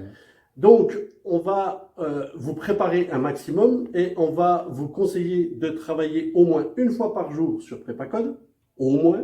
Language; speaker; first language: French; native; French